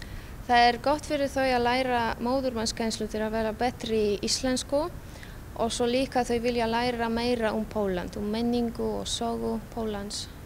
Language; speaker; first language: Icelandic; non-native, fluent; Polish